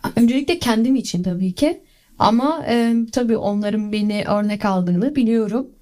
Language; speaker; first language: Turkish; early bilingual, heritage; Turkish